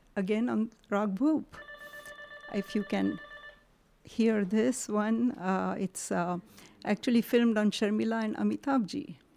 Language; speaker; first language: English; non-native, local second language; Marathi